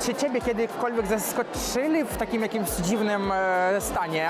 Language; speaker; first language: Polish; non-native, fluent; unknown